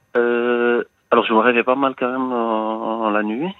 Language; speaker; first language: French; non-native, local second language; Wolof